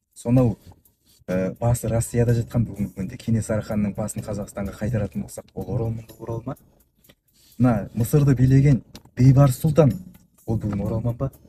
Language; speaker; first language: Kazakh; early bilingual, heritage; Kazakh